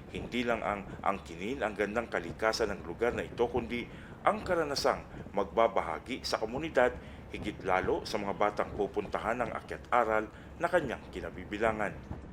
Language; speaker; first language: Filipino; native; Filipino